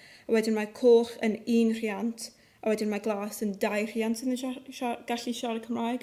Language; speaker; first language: Welsh; non-native, local second language; English